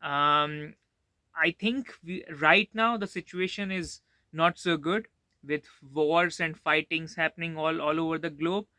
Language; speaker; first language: English; non-native, local second language; Hindi